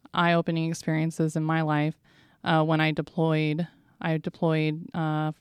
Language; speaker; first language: English; native; English